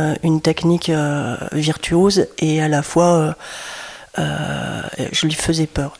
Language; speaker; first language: French; native; French